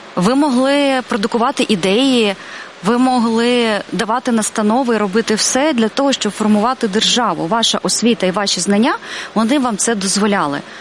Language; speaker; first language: Ukrainian; native; Ukrainian